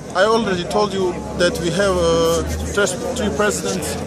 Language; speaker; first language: English; non-native, learner; Bosnian